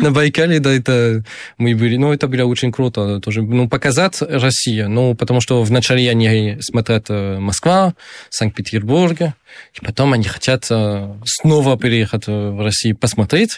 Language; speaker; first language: Russian; non-native, learner; French